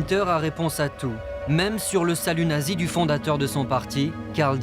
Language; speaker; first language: French; native; French